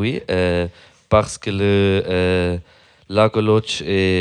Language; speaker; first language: French; non-native, local second language; Swiss German